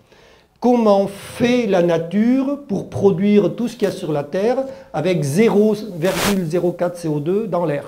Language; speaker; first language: French; early bilingual, other home language; German